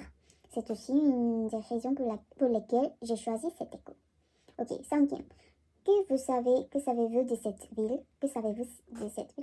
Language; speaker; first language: French; non-native, learner; Korean